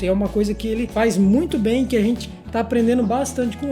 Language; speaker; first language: Portuguese; native; Portuguese